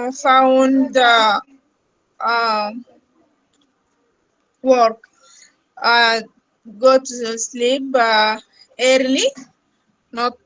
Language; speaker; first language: English; non-native, learner; Arabic